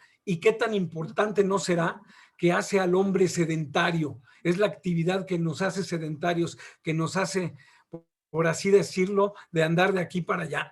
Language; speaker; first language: Spanish; native; Spanish